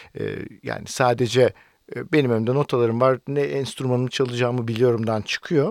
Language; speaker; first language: Turkish; native; Turkish